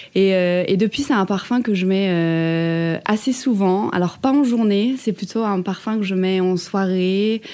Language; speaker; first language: French; native; French